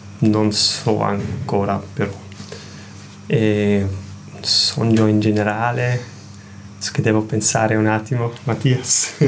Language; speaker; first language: Italian; non-native, learner; German